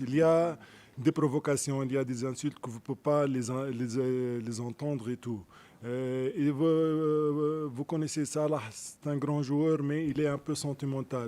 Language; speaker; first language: French; non-native, local second language; Arabic